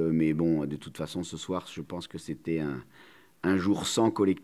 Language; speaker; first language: French; native; French